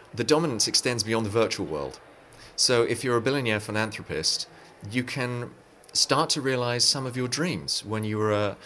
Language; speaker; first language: English; native; English